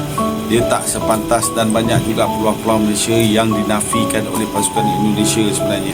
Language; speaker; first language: Malay; native; Malay